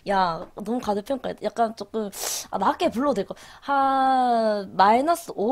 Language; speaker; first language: Korean; native; Korean